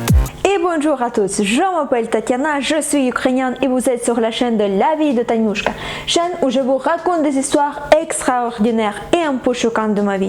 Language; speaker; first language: French; non-native, fluent; Ukrainian